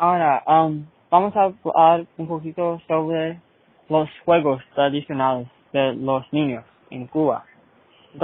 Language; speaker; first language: Spanish; early bilingual, heritage; Spanish